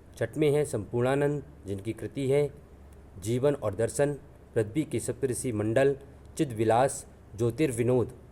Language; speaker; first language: Hindi; native; Hindi